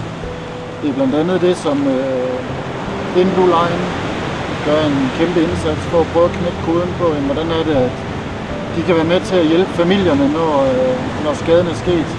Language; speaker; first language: Danish; native; Danish